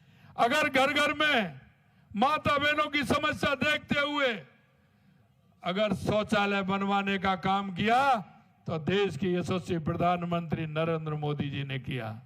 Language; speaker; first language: Hindi; native; Hindi